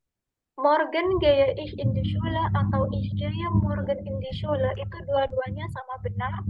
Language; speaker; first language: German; non-native, fluent; Indonesian